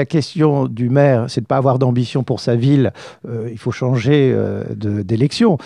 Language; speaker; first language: French; native; French